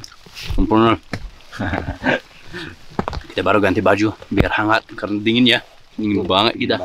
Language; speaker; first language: Indonesian; non-native, fluent; English